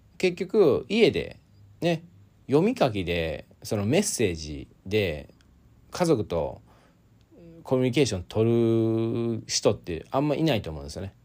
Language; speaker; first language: Japanese; native; Japanese